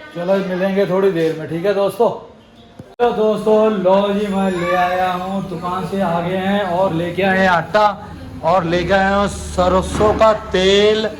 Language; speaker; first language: Hindi; non-native, local second language; Punjabi